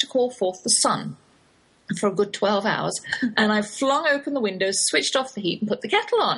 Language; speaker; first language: English; native; English